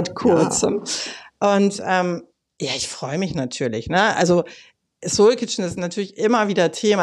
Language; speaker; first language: German; native; German